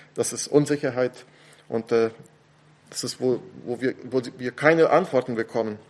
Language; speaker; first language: German; non-native, fluent; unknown